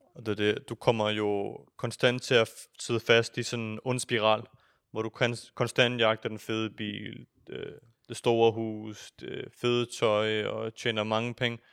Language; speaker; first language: Danish; early bilingual, other home language; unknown